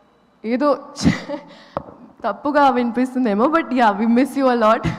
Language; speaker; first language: Telugu; non-native, local second language; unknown